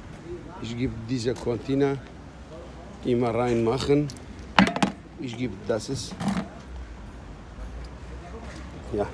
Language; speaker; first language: German; non-native, learner; Turkish